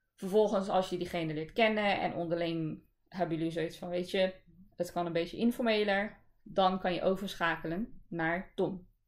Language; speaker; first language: Dutch; early bilingual, other home language; Urdu